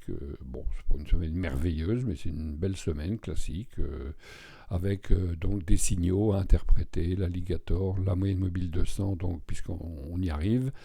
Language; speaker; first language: French; native; French